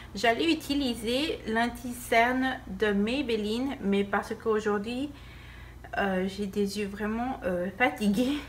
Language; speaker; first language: French; non-native, fluent; Spanish